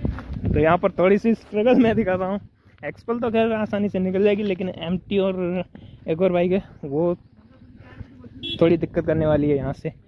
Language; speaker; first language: Hindi; non-native, local second language; Gujarati